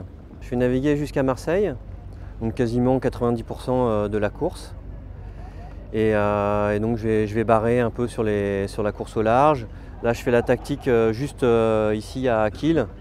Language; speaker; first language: French; native; French